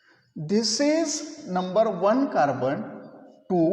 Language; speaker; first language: English; non-native, local second language; Marathi